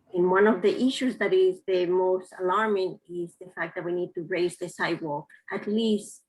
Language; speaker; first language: English; non-native, fluent; Spanish